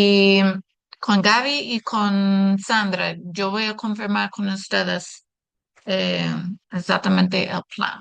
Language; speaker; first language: Spanish; non-native, fluent; English